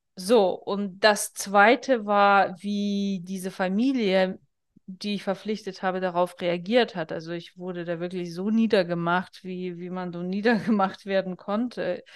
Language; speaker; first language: German; non-native, fluent; Russian